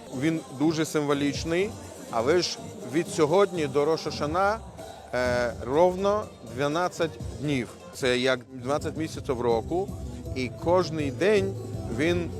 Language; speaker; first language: Ukrainian; non-native, local second language; Russian